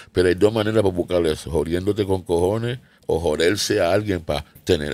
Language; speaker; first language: Spanish; non-native, fluent; English